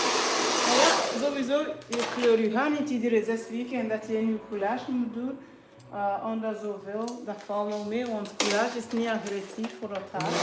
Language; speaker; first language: Dutch; non-native, learner; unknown